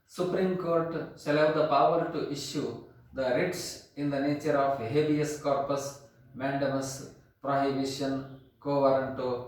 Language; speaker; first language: English; non-native, local second language; Kannada